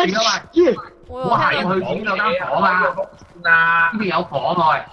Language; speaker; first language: Chinese; native; Chinese